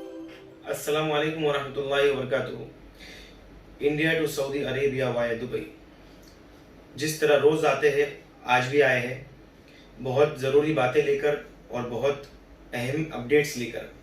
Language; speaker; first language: Hindi; native; Hindi